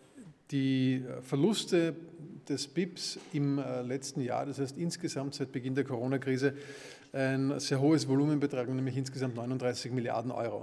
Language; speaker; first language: German; native; German